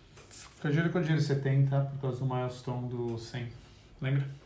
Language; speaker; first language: Portuguese; native; Portuguese